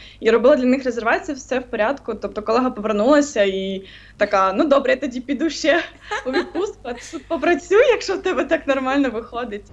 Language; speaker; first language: Ukrainian; non-native, local second language; Russian